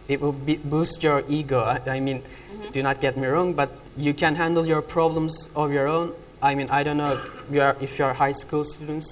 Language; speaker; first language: English; non-native, fluent; Turkish